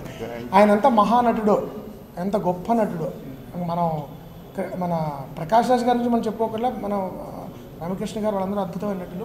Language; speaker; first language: Telugu; native; Telugu